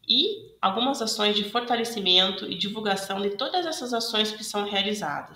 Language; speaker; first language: Portuguese; native; Portuguese